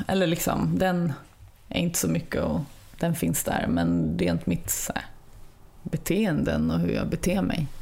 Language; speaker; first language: Swedish; early bilingual, other home language; Lithuanian